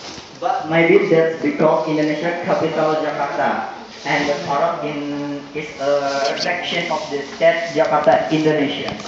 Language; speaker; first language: English; non-native, learner; Indonesian